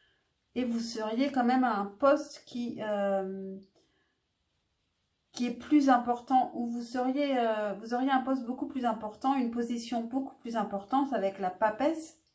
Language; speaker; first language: French; native; French